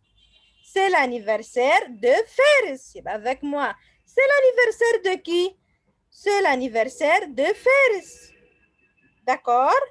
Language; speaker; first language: French; non-native, fluent; Arabic